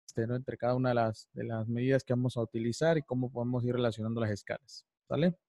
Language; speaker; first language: Spanish; native; Spanish